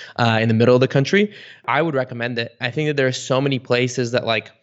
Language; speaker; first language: English; early bilingual, other home language; Bulgarian